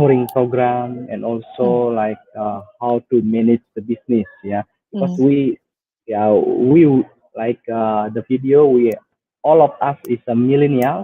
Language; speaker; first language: English; non-native, fluent; Indonesian